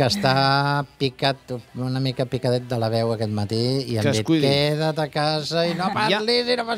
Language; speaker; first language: Catalan; native; Catalan